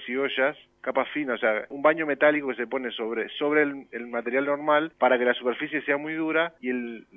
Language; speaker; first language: Spanish; native; Spanish